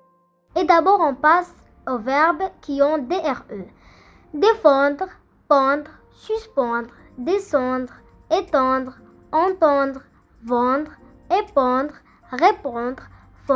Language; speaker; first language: French; non-native, fluent; Arabic